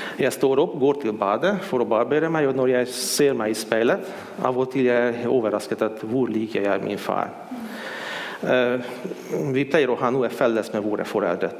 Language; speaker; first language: Swedish; non-native, fluent; Hungarian